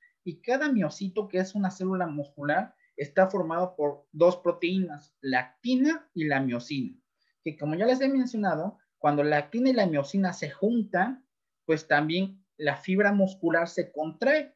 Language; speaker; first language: Spanish; native; Spanish